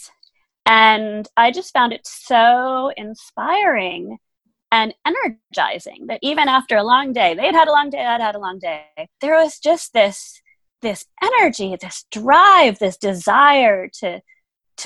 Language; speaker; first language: English; early bilingual, other home language; German